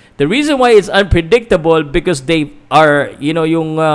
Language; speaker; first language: English; non-native, local second language; Filipino